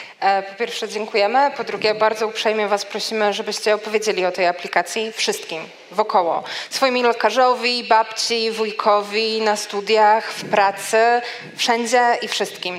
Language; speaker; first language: Polish; native; Polish